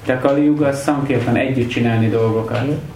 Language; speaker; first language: Hungarian; native; Hungarian